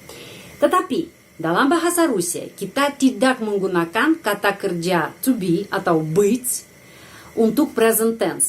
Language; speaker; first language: Indonesian; non-native, fluent; Russian